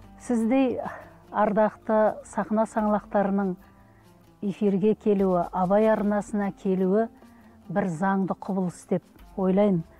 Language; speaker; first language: Kazakh; native; Kazakh